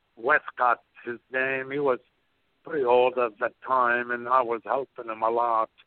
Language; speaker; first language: English; non-native, fluent; Arabic